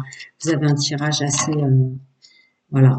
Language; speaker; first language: French; native; French